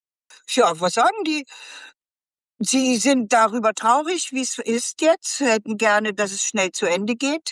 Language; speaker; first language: German; native; German